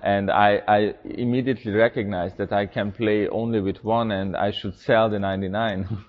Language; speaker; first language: English; non-native, fluent; Hungarian